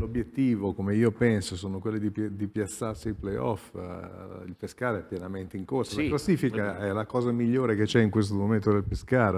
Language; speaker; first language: Italian; native; Italian